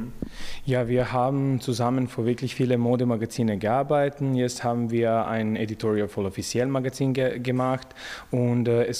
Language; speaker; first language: German; non-native, fluent; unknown